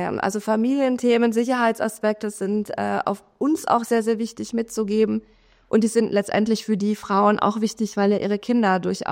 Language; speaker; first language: German; native; German